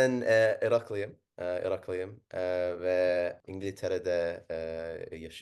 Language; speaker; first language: Turkish; non-native, learner; Arabic